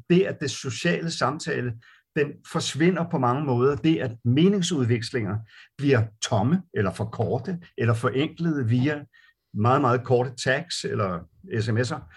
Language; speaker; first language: Danish; native; Danish